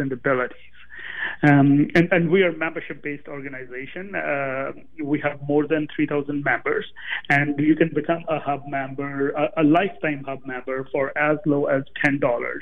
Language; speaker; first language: English; non-native, local second language; Punjabi